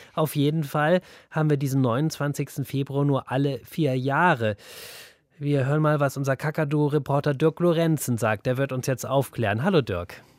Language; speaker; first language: German; native; German